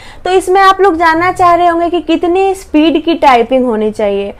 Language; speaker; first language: Hindi; native; Hindi